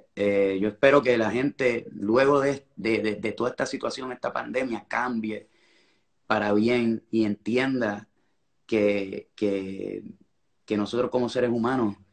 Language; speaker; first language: Spanish; native; Spanish